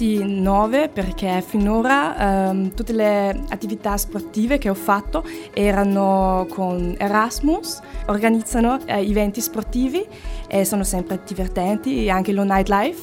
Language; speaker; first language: Italian; non-native, fluent; German